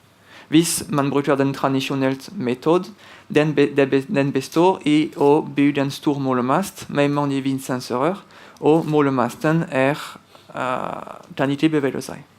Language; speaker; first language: Norwegian; non-native, fluent; French